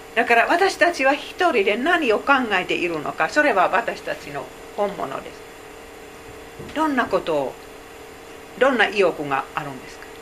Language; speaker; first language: Japanese; non-native, fluent; Finnish